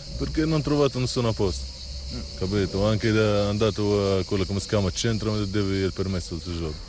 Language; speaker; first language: Italian; non-native, learner; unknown